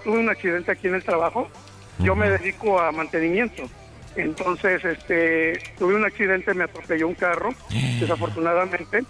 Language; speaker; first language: Spanish; native; Spanish